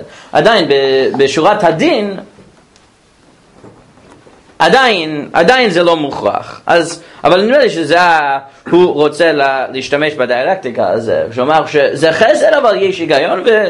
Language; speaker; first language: Hebrew; non-native, fluent; English